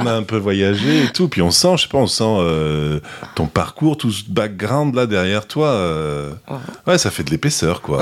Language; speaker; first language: French; native; French